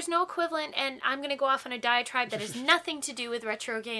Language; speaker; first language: English; native; English